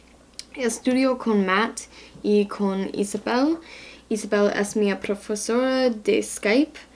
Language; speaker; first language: Spanish; non-native, learner; English